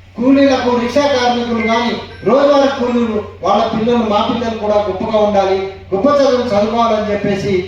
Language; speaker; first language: Telugu; non-native, local second language; Lambadi